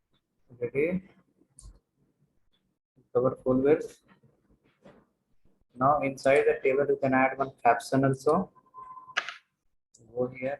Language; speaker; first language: English; non-native, local second language; Telugu